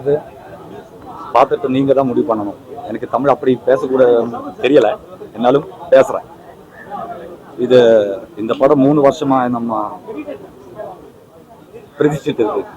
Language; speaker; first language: Tamil; non-native, learner; Malayalam